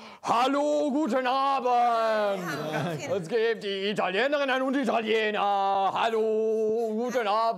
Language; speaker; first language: German; non-native, learner; Italian